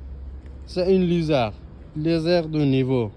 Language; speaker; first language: French; non-native, learner; Persian